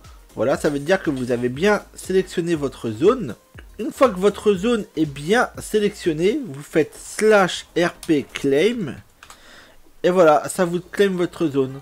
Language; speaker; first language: French; native; French